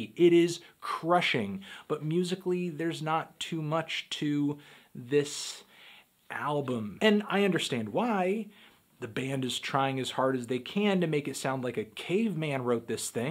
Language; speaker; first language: English; native; English